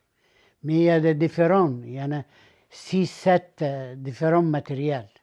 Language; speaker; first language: French; non-native, learner; Arabic